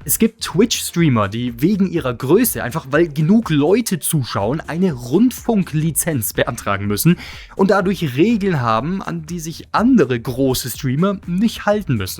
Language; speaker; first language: German; native; German